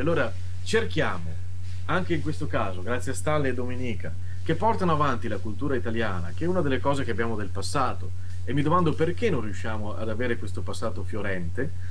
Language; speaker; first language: Italian; native; Italian